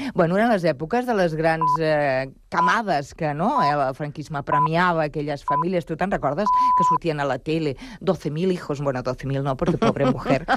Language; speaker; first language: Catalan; non-native, local second language; Spanish